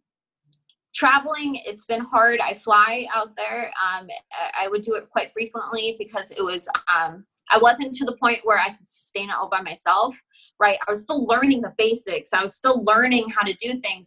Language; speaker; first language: English; native; English